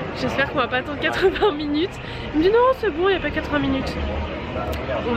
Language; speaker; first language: French; native; French